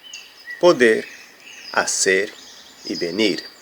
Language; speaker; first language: Spanish; non-native, fluent; Portuguese